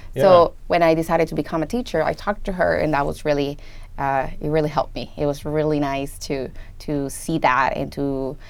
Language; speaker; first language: English; non-native, fluent; Spanish